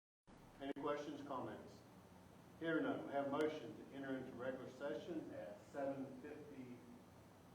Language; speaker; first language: English; native; English